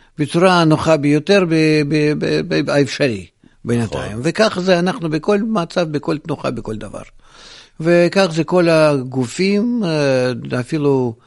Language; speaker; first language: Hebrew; non-native, fluent; Russian